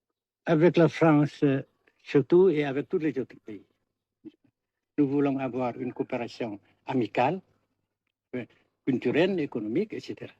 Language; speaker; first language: French; non-native, fluent; Vietnamese